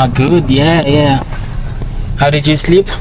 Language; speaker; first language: English; non-native, local second language; Filipino